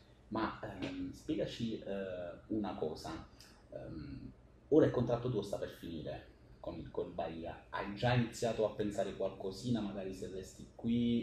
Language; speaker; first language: Italian; native; Italian